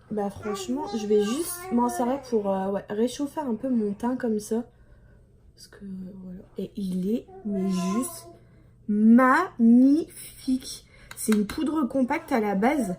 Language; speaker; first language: French; native; French